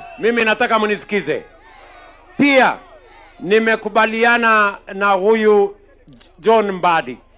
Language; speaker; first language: Swahili; non-native, local second language; Kalenjin